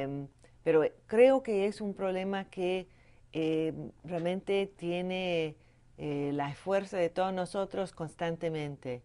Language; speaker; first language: Spanish; non-native, fluent; English